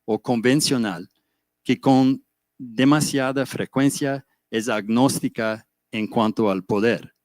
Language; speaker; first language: Spanish; non-native, fluent; English